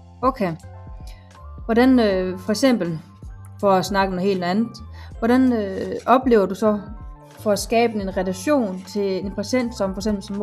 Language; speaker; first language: Danish; native; Danish